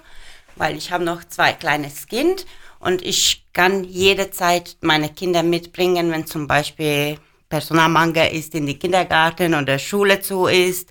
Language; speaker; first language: German; non-native, learner; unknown